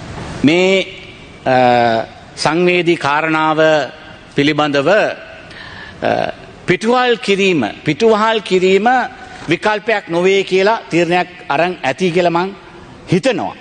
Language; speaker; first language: Sinhala; non-native, local second language; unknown